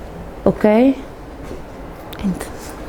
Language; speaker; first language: English; non-native, fluent; Arabic